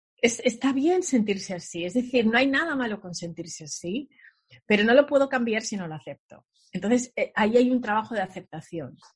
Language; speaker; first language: Spanish; early bilingual, other home language; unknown